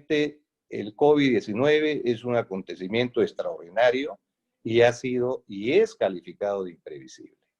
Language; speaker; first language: Spanish; native; Spanish